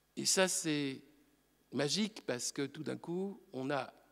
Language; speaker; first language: French; native; French